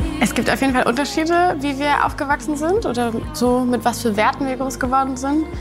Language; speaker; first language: German; native; German